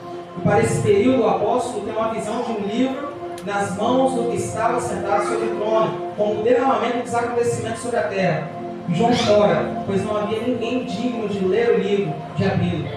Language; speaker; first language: Portuguese; native; Portuguese